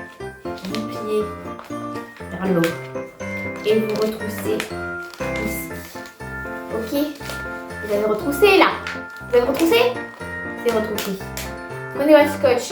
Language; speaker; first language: French; native; French